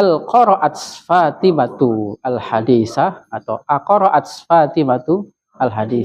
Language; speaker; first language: Arabic; non-native, fluent; Indonesian